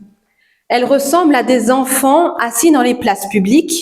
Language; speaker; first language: French; native; French